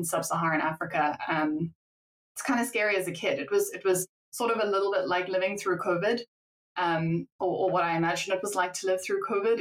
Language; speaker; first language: English; native; English